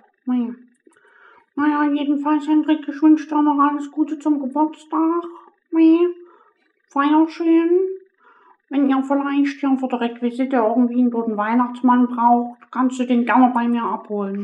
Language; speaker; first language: German; native; German